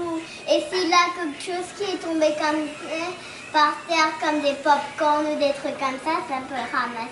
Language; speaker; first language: French; early bilingual, heritage; French